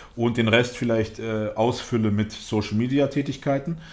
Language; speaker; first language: German; early bilingual, other home language; Russian